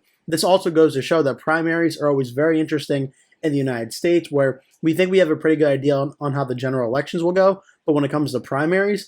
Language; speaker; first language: English; native; English